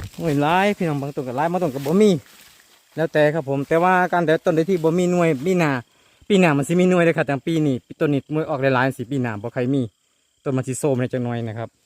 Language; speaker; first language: Thai; native; Thai